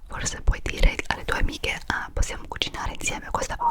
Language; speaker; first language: Italian; non-native, fluent; English